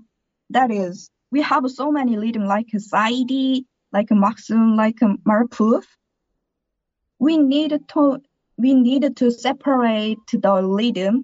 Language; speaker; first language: English; non-native, learner; Korean